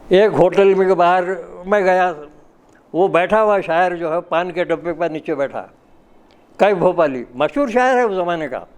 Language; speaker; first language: Urdu; native; Urdu